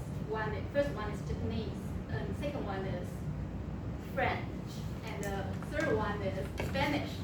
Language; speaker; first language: English; non-native, local second language; Chinese